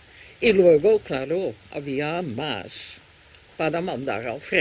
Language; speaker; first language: Spanish; non-native, fluent; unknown